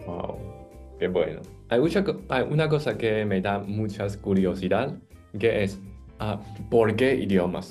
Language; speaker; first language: Spanish; non-native, fluent; Chinese